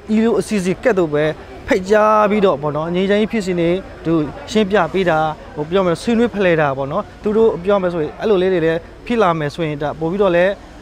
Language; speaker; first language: Burmese; non-native, local second language; S'gaw Karen